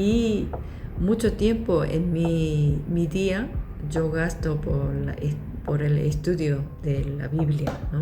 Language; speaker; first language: Spanish; non-native, local second language; Korean